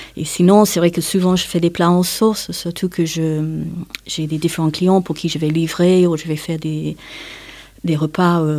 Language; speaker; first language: French; non-native, fluent; English